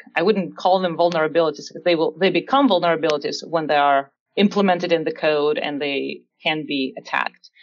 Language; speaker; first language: English; non-native, fluent; Russian